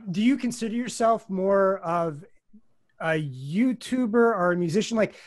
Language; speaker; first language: English; native; English